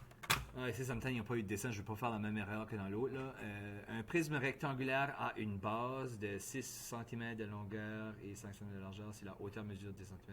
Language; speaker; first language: French; native; French